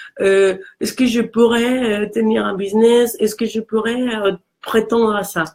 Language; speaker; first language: French; non-native, fluent; Spanish